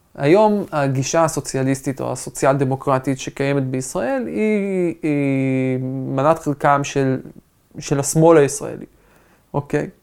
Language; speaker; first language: Hebrew; non-native, local second language; Arabic